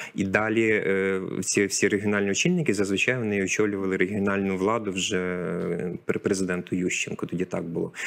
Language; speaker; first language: Ukrainian; native; Ukrainian